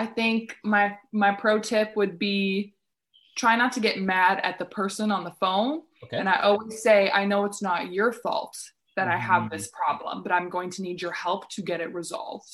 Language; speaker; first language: English; native; English